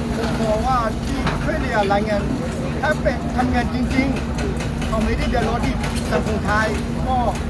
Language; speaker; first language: Thai; non-native, fluent; Burmese